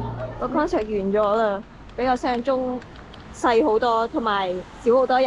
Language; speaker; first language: Cantonese; native; Cantonese